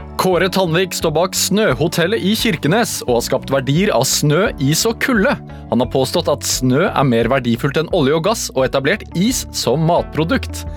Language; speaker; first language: Norwegian; native; Norwegian